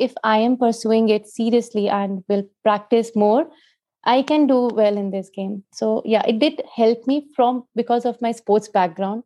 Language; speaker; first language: English; non-native, local second language; Hindi